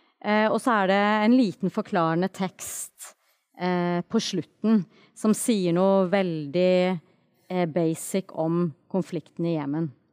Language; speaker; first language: Norwegian; native; Norwegian